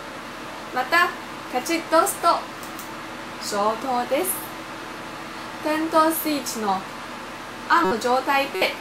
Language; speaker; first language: Japanese; non-native, fluent; Chinese